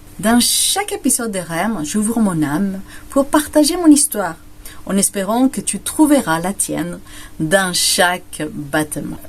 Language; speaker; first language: French; non-native, fluent; Spanish